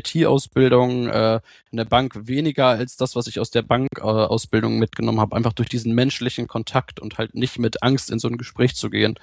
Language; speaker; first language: German; native; German